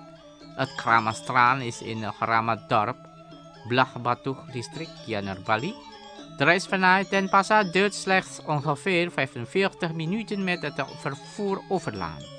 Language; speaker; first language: Dutch; non-native, fluent; Indonesian